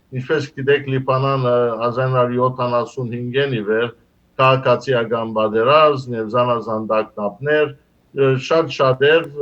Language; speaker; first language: Armenian; early bilingual, heritage; Armenian